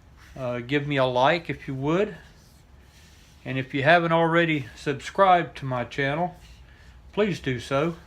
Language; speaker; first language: English; native; English